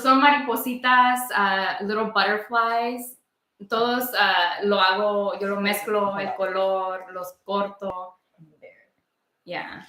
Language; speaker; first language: Spanish; early bilingual, heritage; Spanish